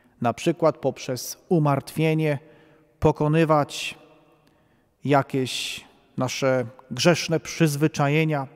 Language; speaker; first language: Polish; native; Polish